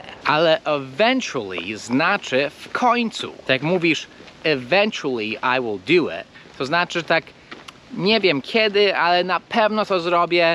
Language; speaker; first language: Polish; non-native, fluent; English